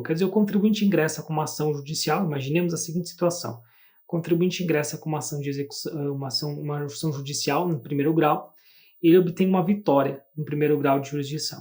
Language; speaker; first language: Portuguese; native; Portuguese